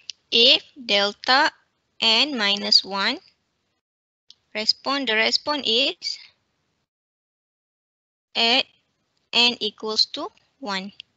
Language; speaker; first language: English; non-native, local second language; Malay